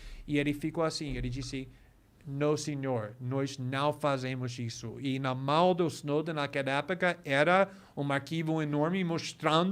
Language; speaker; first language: Portuguese; non-native, fluent; English